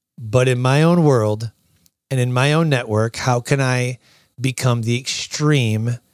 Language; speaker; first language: English; native; English